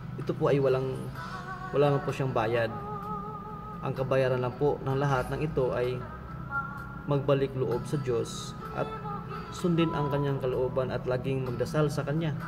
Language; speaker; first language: Filipino; non-native, local second language; Cebuano